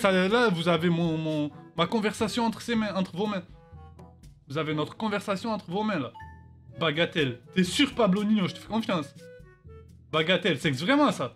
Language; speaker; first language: French; native; French